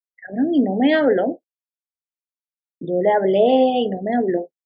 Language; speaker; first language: Spanish; native; Spanish